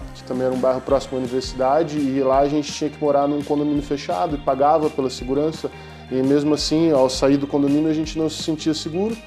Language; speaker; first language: Portuguese; native; Portuguese